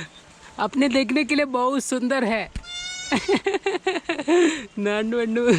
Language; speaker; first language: Hindi; non-native, local second language; Malayalam